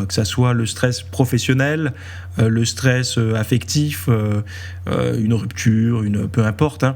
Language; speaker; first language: French; native; French